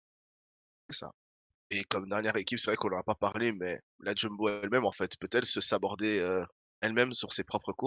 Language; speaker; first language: French; native; French